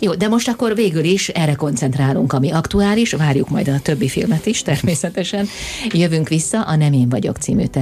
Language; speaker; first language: Hungarian; native; Hungarian